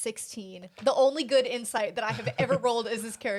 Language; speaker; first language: English; native; English